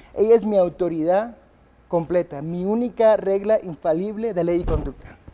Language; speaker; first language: Spanish; early bilingual, other home language; English